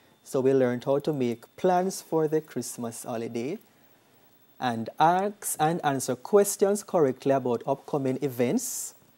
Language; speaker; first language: English; native; English